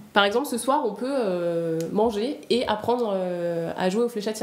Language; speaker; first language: French; native; French